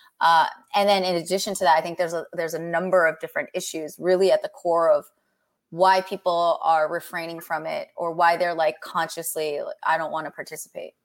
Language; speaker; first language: English; native; English